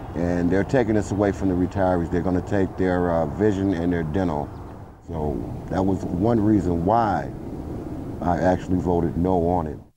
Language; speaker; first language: English; native; English